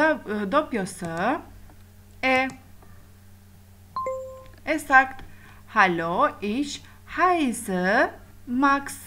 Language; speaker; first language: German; non-native, fluent; Albanian